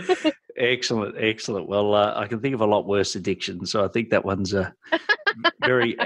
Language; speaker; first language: English; native; English